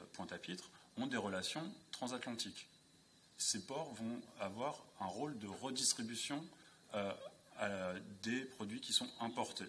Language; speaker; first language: French; native; French